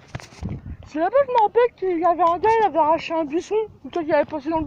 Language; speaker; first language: French; native; French